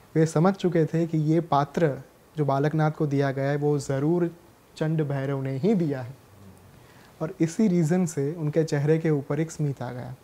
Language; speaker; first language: Hindi; non-native, local second language; Gujarati